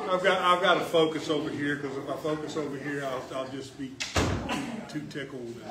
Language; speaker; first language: English; native; English